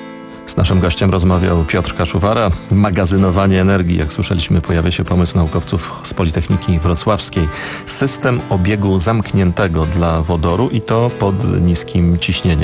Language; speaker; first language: Polish; native; Polish